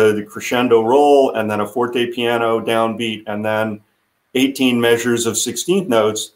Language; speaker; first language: English; native; English